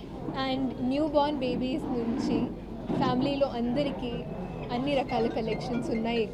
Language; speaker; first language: Telugu; non-native, fluent; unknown